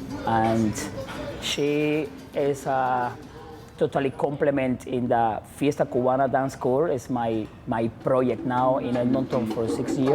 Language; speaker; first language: English; non-native, learner; Spanish